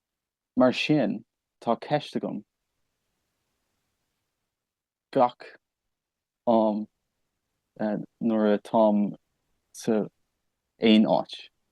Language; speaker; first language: Irish; non-native, local second language; English